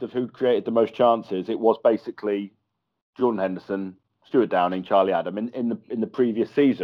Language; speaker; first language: English; native; English